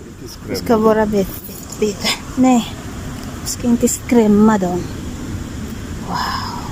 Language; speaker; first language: Swedish; non-native, learner; Cebuano